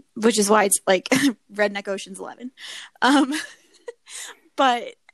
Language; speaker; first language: English; native; English